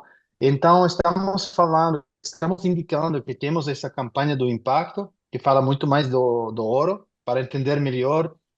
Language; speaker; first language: Portuguese; non-native, fluent; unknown